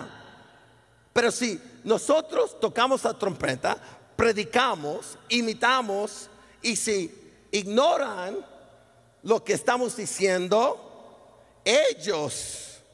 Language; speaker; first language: Spanish; early bilingual, heritage; Spanish